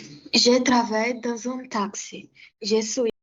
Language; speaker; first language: French; non-native, learner; Portuguese